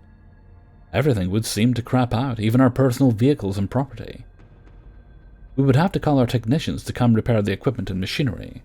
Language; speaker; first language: English; native; English